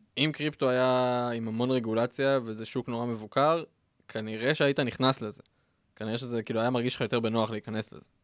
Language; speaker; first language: Hebrew; native; Hebrew